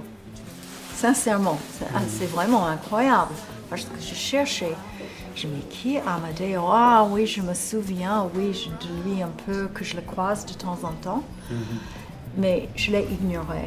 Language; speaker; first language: French; non-native, fluent; English